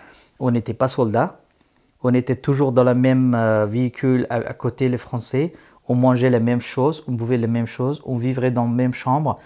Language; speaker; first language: French; non-native, fluent; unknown